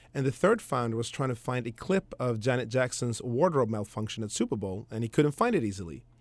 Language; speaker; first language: English; early bilingual, other home language; Swedish